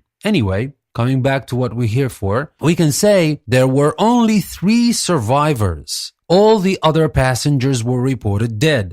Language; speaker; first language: English; non-native, fluent; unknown